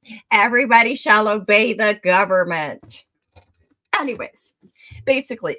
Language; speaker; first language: English; early bilingual, other home language; Pennsylvania German